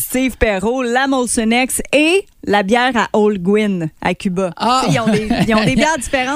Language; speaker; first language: French; native; French